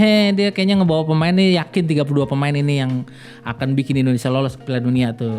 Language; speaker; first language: Indonesian; native; Indonesian